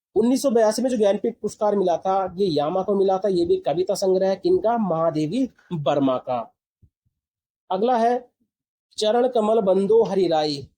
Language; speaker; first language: Hindi; native; Hindi